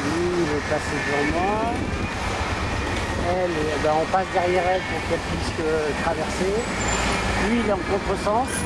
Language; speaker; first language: French; native; French